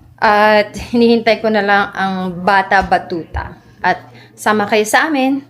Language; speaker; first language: Filipino; native; Filipino